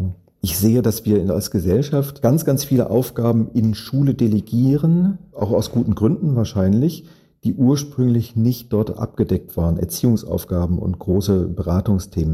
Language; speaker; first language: German; native; German